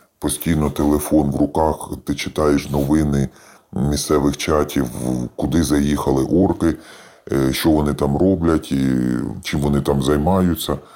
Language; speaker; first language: Ukrainian; native; Ukrainian